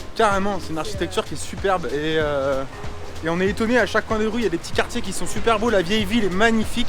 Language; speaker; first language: French; native; French